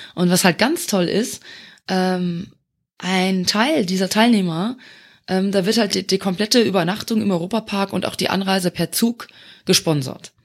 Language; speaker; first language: German; non-native, local second language; Luxembourgish